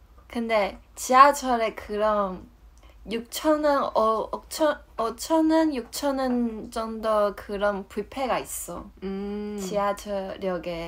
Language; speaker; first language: Korean; non-native, fluent; Chinese